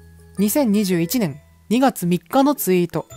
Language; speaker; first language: Japanese; native; Japanese